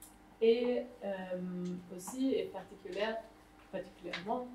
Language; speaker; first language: French; non-native, fluent; Dutch